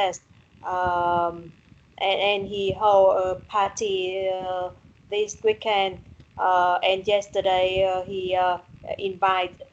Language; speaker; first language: English; non-native, learner; Vietnamese